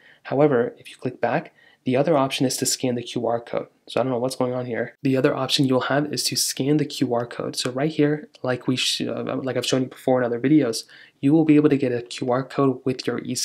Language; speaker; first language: English; native; English